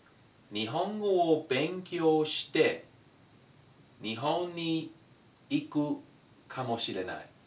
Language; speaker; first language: Japanese; non-native, fluent; English